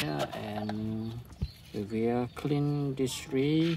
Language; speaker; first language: English; non-native, learner; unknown